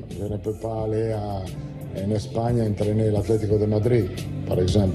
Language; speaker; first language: French; non-native, learner; Italian